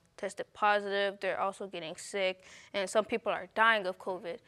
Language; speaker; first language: English; native; English